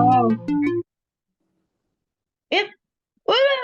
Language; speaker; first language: English; non-native, learner; Indonesian